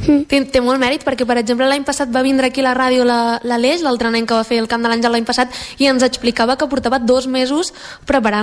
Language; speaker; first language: Catalan; native; Catalan